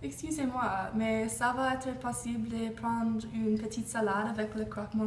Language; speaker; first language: French; non-native, learner; English